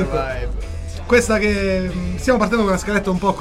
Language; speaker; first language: Italian; native; Italian